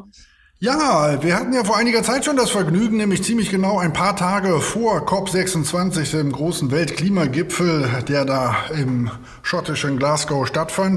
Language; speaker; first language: German; native; German